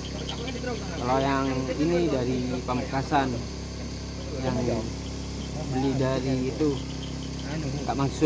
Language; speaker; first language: Indonesian; non-native, local second language; Madurese